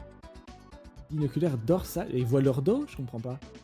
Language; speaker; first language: French; native; French